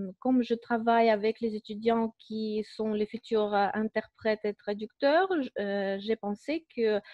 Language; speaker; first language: French; non-native, fluent; Russian